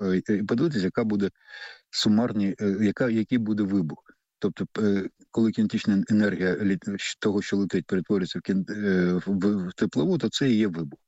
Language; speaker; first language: Ukrainian; native; Ukrainian